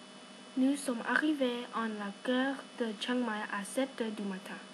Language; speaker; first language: French; non-native, learner; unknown